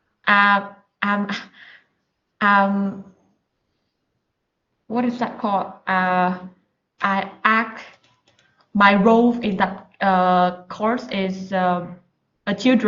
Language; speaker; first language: English; non-native, learner; Vietnamese